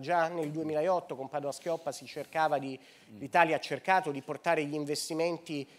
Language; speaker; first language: Italian; native; Italian